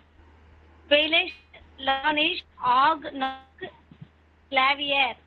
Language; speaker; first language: German; non-native, learner; Tamil